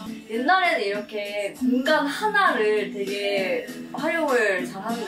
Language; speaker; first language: Korean; native; Korean